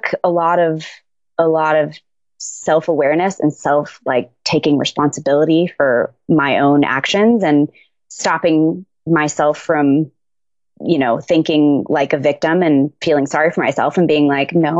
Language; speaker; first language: English; native; English